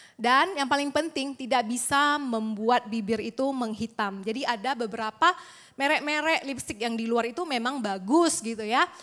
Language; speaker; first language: Indonesian; native; Indonesian